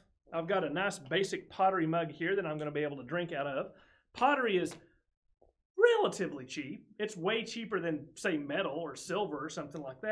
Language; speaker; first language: English; native; English